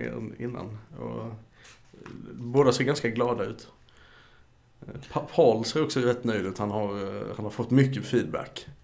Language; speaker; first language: Swedish; native; Swedish